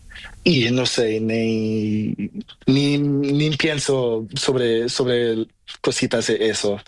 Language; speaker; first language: Spanish; non-native, learner; Portuguese